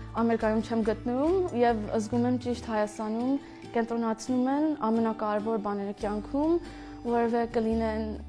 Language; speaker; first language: Armenian; early bilingual, heritage; Armenian